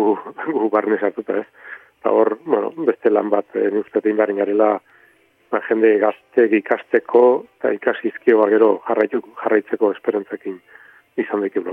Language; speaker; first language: Basque; native; Basque